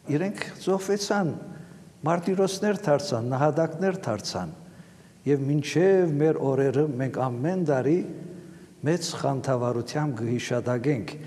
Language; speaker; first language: Armenian; native; Armenian